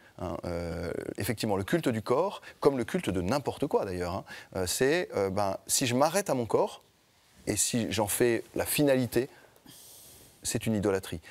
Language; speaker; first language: French; native; French